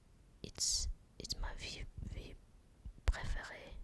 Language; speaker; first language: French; non-native, learner; English